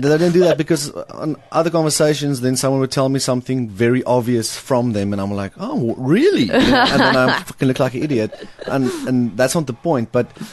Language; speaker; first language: English; non-native, local second language; Afrikaans